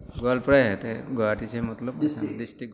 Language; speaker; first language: Hindi; non-native, local second language; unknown